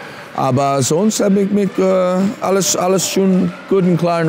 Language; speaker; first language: German; non-native, learner; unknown